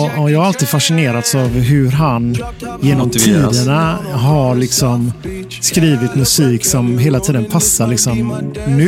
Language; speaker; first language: Swedish; native; Swedish